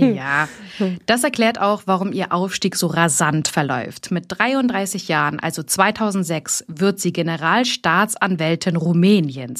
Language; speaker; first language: German; native; German